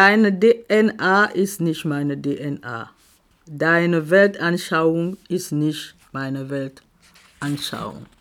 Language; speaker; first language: German; non-native, fluent; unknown